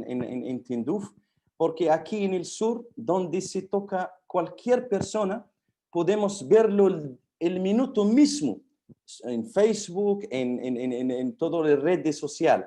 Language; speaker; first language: Spanish; non-native, fluent; Arabic